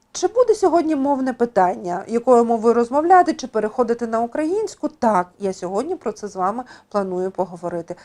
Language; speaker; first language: Ukrainian; native; Ukrainian